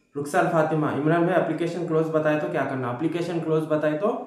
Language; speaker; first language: Hindi; non-native, local second language; Telugu